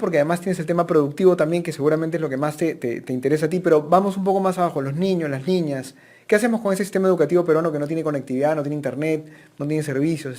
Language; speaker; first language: Spanish; native; Spanish